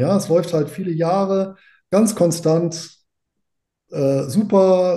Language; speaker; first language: German; native; German